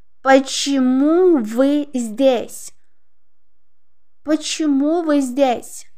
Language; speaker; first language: Russian; non-native, local second language; Uzbek